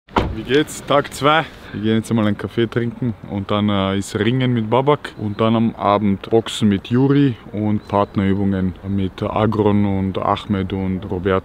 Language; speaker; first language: German; early bilingual, other home language; Serbian